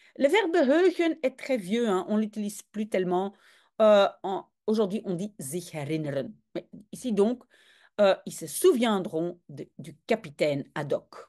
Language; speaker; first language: French; native; French